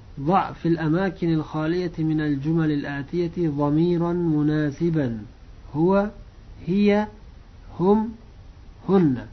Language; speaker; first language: Arabic; non-native, fluent; Uzbek